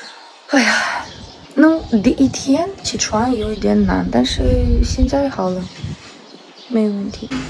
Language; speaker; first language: Chinese; non-native, learner; Ukrainian